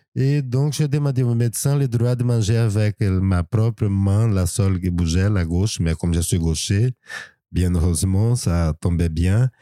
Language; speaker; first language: French; non-native, fluent; Portuguese